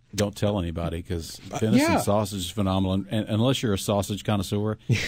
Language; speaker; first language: English; native; English